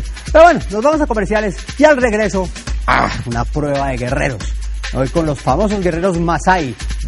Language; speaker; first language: Spanish; native; Spanish